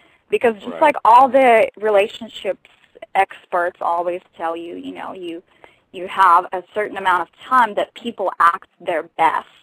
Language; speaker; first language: English; non-native, fluent; Russian